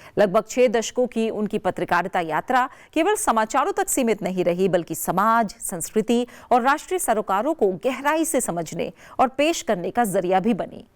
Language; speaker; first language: Hindi; native; Hindi